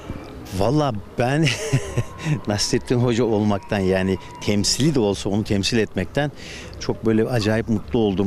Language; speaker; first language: Turkish; native; Turkish